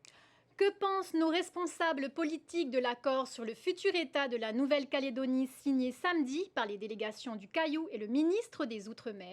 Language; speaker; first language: French; native; French